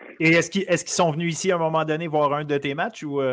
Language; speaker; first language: French; native; French